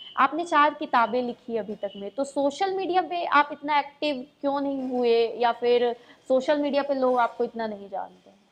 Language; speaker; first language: Hindi; native; Hindi